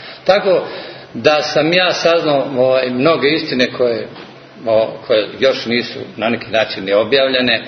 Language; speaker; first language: Serbian; native; Serbian